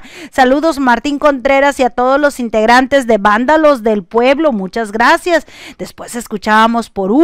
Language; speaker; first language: Spanish; native; Spanish